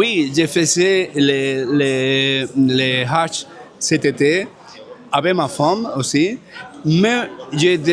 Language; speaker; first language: French; non-native, fluent; Spanish